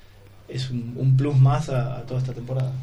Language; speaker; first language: Spanish; native; Spanish